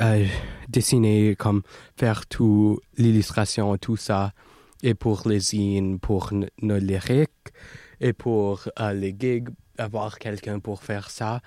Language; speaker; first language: French; non-native, local second language; English